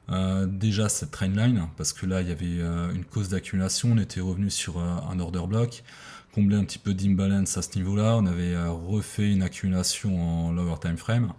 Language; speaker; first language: French; native; French